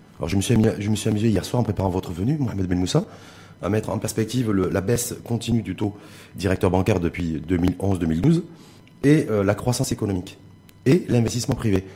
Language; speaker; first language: French; non-native, local second language; Arabic